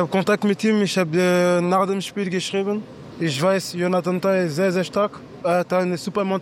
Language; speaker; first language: German; non-native, learner; French